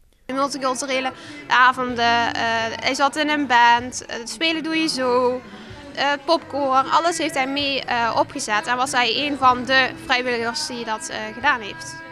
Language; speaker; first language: Dutch; native; Dutch